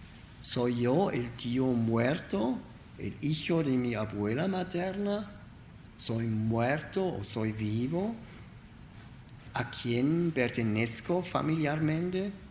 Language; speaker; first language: Spanish; non-native, learner; German